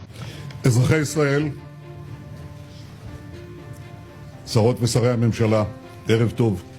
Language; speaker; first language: Hebrew; native; Hebrew